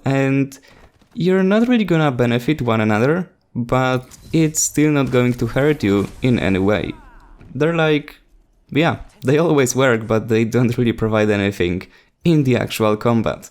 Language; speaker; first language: English; non-native, fluent; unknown